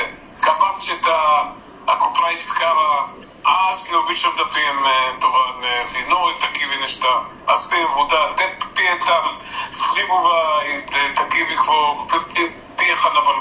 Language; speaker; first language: Bulgarian; early bilingual, heritage; Bulgarian